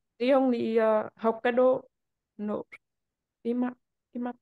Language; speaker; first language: Japanese; non-native, learner; Vietnamese